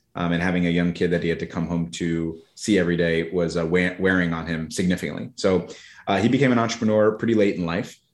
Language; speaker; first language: English; early bilingual, other home language; Polish